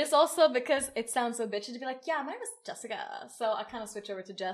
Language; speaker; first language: English; non-native, fluent; Swedish